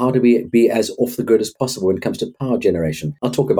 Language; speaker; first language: English; native; English